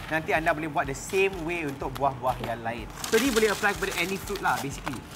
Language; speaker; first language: Malay; native; Malay